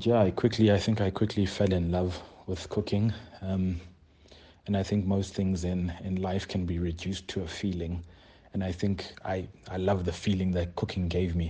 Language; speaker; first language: English; non-native, local second language; Xhosa